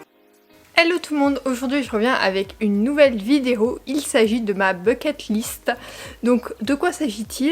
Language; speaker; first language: French; native; French